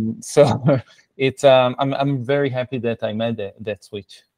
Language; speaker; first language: English; non-native, fluent; Hebrew